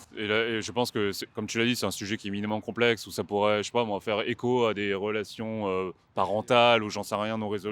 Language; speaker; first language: French; native; French